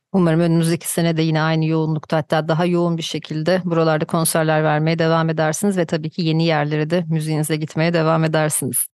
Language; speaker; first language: Turkish; native; Turkish